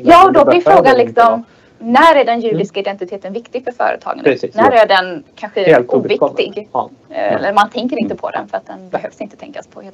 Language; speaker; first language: Swedish; native; Swedish